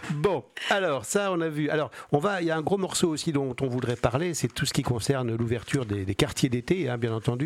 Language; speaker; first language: French; native; French